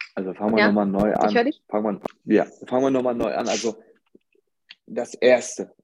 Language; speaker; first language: German; early bilingual, other home language; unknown